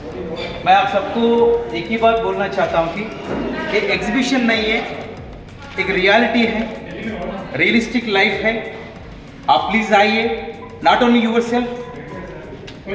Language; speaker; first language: Hindi; native; Hindi